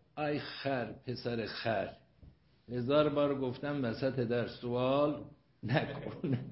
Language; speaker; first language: Persian; non-native, local second language; Azerbaijani